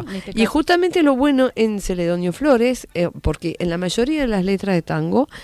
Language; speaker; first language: Spanish; non-native, fluent; French